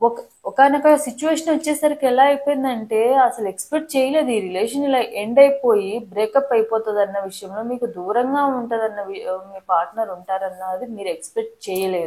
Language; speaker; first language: Telugu; native; Telugu